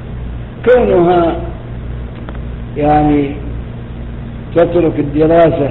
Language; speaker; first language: Arabic; native; Arabic